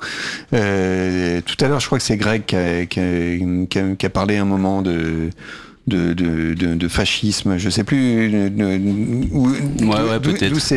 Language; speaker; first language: French; native; French